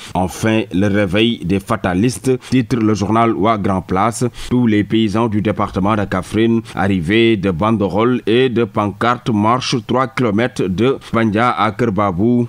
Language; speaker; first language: French; non-native, local second language; Wolof